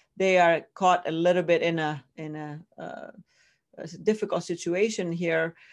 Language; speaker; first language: English; non-native, fluent; Greek